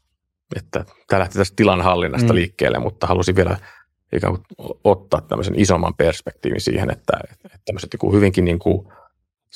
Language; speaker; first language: Finnish; native; Finnish